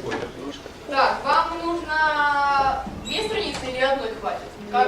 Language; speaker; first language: Russian; native; Russian